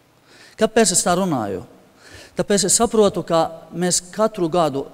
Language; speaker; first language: Latvian; non-native, fluent; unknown